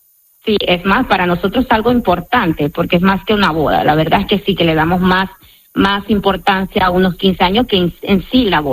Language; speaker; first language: Spanish; native; Spanish